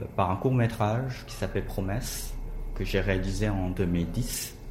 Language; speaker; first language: French; non-native, fluent; Korean